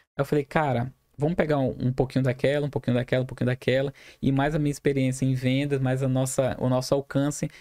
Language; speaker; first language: Portuguese; native; Portuguese